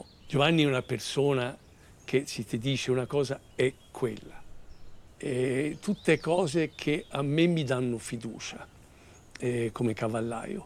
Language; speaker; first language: Italian; native; Italian